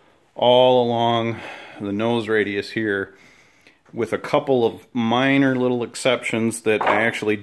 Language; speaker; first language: English; native; English